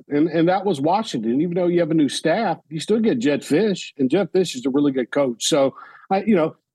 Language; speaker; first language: English; native; English